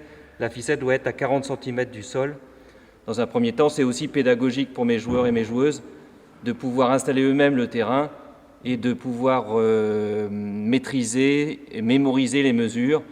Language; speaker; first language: French; native; French